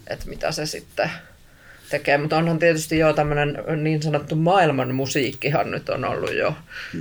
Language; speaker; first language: Finnish; native; Finnish